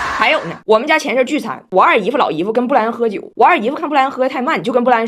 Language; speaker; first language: Chinese; native; Chinese